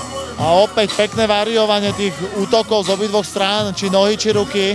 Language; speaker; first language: Slovak; native; Slovak